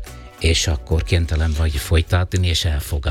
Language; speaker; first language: Hungarian; non-native, fluent; Italian